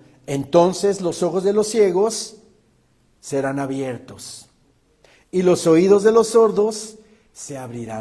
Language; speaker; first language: Spanish; native; Spanish